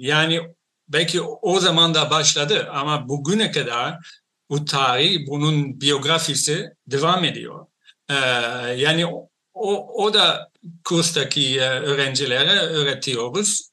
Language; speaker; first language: Turkish; non-native, fluent; Dutch